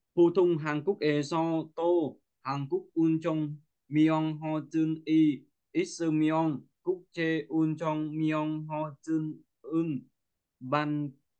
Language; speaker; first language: Korean; non-native, learner; Vietnamese